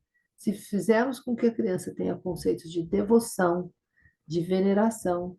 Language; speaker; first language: Portuguese; native; Portuguese